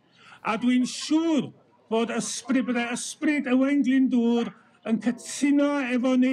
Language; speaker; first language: Welsh; native; Welsh